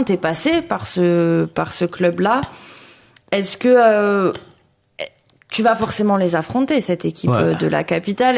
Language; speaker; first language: French; native; French